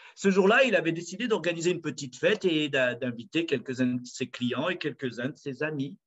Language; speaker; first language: French; native; French